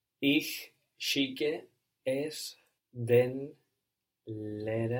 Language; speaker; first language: German; non-native, learner; English